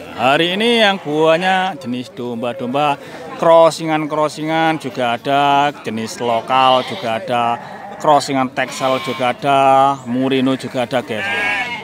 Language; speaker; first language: Indonesian; non-native, local second language; Javanese